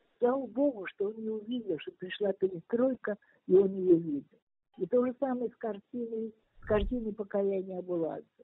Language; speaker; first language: Russian; native; Russian